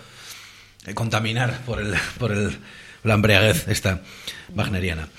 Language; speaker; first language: Spanish; native; Spanish